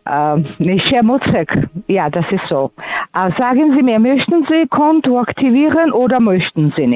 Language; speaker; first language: German; non-native, fluent; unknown